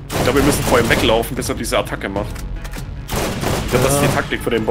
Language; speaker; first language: German; native; German